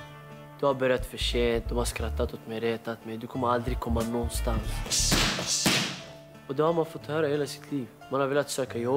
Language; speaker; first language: Swedish; non-native, local second language; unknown